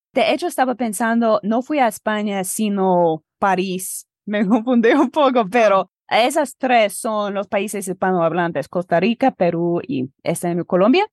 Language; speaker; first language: Spanish; non-native, fluent; English